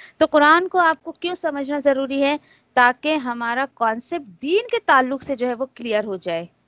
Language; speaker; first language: Urdu; native; Urdu